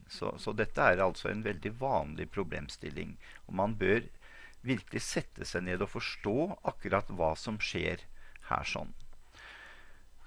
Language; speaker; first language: Norwegian; native; Norwegian